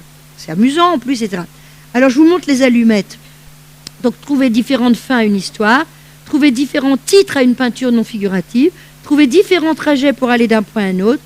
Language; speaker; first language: French; native; French